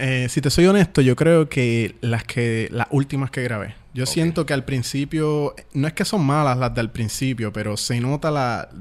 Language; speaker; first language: Spanish; native; Spanish